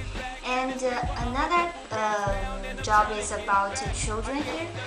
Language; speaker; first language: English; non-native, learner; Chinese